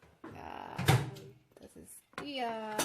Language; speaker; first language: German; non-native, learner; Indonesian